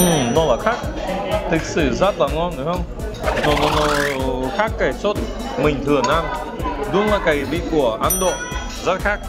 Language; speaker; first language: Vietnamese; non-native, learner; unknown